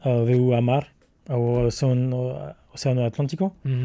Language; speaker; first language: Portuguese; non-native, learner; French